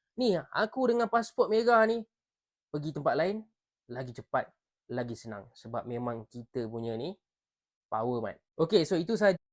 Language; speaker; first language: Malay; native; Malay